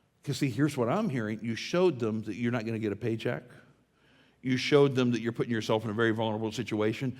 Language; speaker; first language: English; native; English